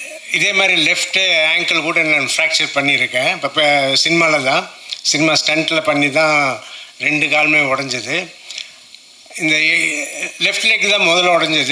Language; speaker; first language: Tamil; non-native, local second language; Telugu